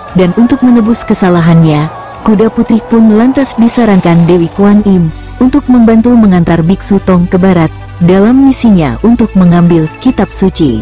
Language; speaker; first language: Indonesian; native; Indonesian